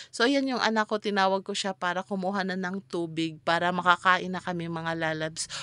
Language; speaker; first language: Filipino; non-native, local second language; Cebuano